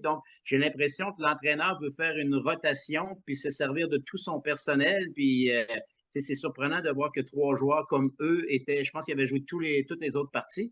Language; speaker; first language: French; native; French